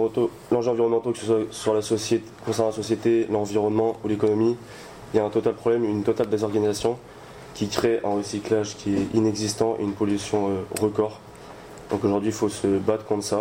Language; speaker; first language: French; native; French